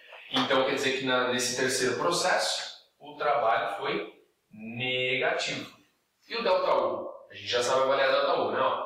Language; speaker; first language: Portuguese; native; Portuguese